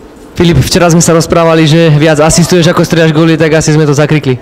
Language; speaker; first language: Slovak; native; Slovak